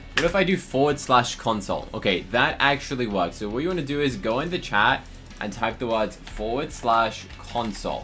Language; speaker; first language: English; native; English